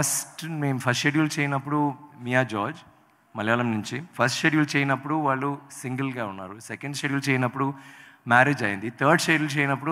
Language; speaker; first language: Telugu; non-native, local second language; Tamil